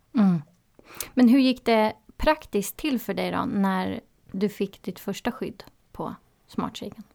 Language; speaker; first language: Swedish; native; Swedish